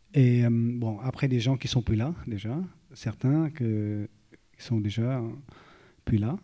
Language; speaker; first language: French; non-native, fluent; Vietnamese